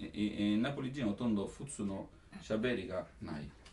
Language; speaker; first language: Japanese; non-native, learner; Italian